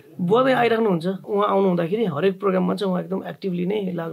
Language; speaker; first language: Nepali; native; Nepali